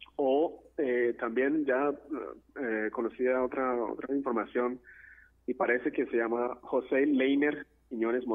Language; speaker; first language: Spanish; non-native, fluent; English